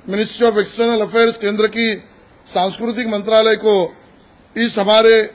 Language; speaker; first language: Hindi; non-native, local second language; Marathi